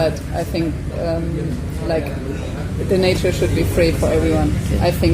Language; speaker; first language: English; non-native, fluent; German